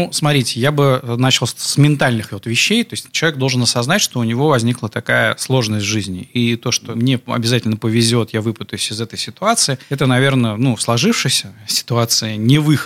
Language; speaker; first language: Russian; native; Russian